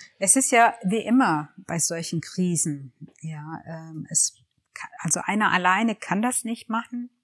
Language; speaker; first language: German; early bilingual, other home language; Tigrinya